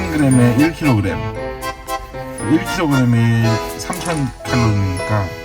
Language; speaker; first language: Korean; native; Korean